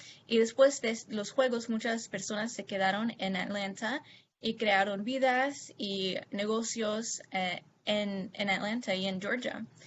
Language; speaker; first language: Spanish; non-native, fluent; English